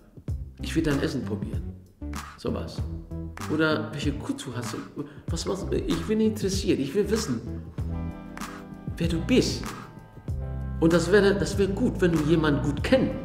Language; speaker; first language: German; non-native, learner; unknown